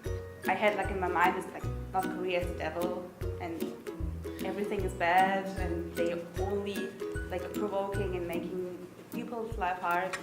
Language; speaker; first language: English; non-native, fluent; German